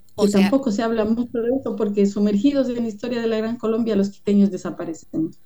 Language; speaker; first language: Spanish; native; Spanish